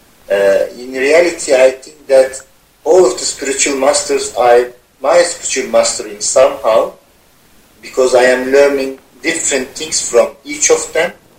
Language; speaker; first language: English; non-native, fluent; Turkish